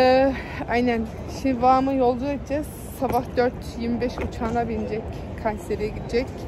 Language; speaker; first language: Turkish; early bilingual, heritage; Turkish